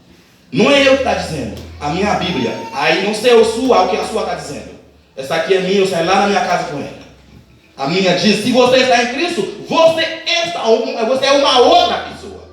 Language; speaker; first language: Portuguese; non-native, learner; Haitian Creole